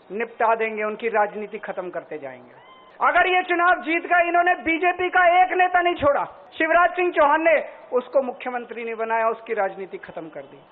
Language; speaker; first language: Hindi; native; Hindi